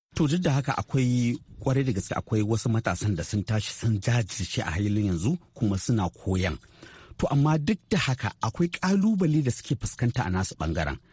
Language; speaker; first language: Hausa; native; Hausa